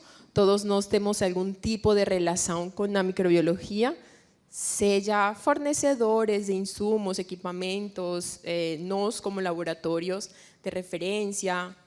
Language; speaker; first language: Portuguese; non-native, fluent; Spanish